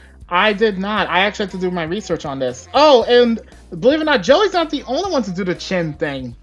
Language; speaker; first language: English; native; English